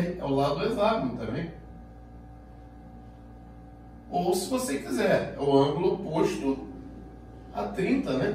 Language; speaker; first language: Portuguese; native; Portuguese